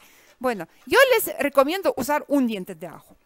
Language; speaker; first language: Spanish; non-native, fluent; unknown